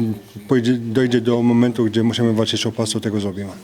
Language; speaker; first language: Polish; non-native, fluent; French